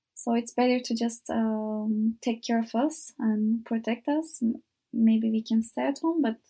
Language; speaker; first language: English; non-native, learner; Turkish